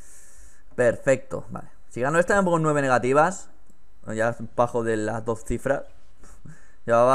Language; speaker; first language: Spanish; native; Spanish